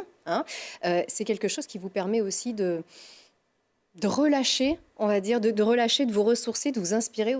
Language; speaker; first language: French; native; French